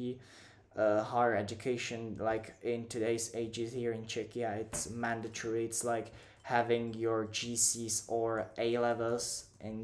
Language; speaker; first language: English; non-native, fluent; Czech